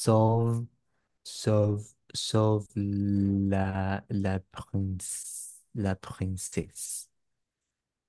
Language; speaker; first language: French; non-native, learner; English